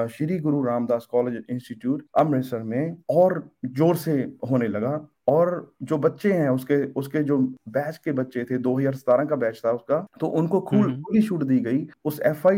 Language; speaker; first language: Hindi; native; Hindi